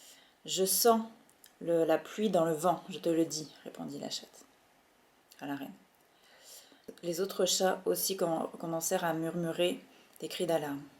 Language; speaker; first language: French; native; French